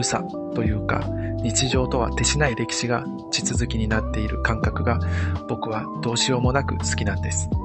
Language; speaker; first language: Japanese; native; Japanese